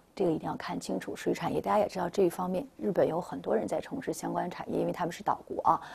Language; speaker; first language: Chinese; native; Chinese